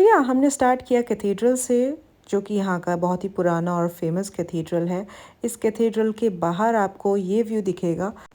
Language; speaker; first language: Hindi; native; Hindi